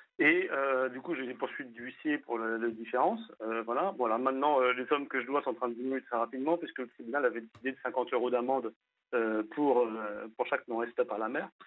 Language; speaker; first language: French; native; French